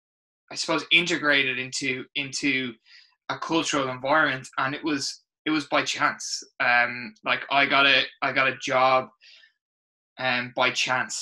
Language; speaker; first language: English; native; English